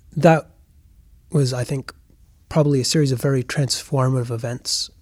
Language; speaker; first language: English; native; English